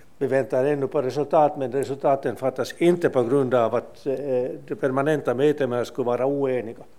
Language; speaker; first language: Swedish; non-native, local second language; Finnish